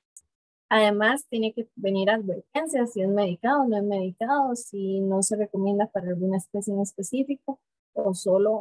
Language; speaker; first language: Spanish; native; Spanish